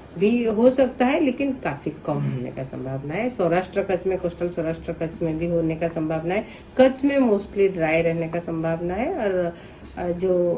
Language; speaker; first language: Hindi; non-native, local second language; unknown